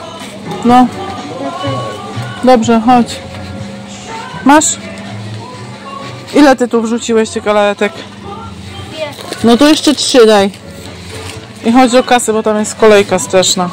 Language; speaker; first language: Polish; native; Polish